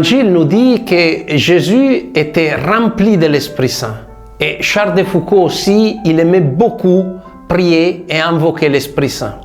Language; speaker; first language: French; non-native, fluent; Italian